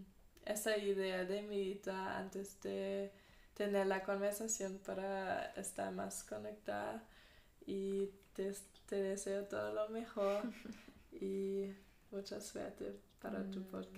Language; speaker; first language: Spanish; non-native, fluent; German